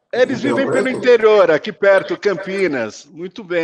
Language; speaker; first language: Portuguese; native; Portuguese